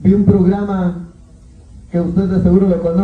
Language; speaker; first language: Spanish; native; Spanish